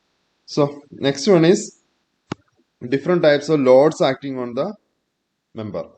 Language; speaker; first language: English; non-native, local second language; Malayalam